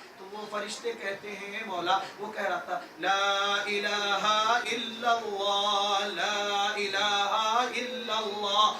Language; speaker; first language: Urdu; native; Urdu